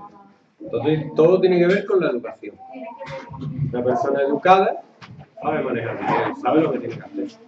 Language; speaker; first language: Spanish; native; Spanish